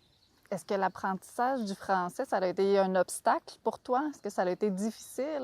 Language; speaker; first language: French; native; French